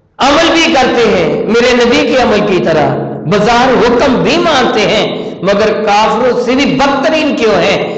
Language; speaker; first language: Urdu; non-native, local second language; Punjabi